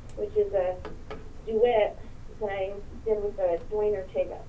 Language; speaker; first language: English; early bilingual, other home language; Spanish